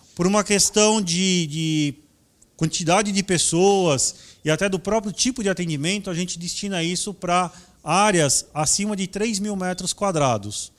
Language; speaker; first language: Portuguese; native; Portuguese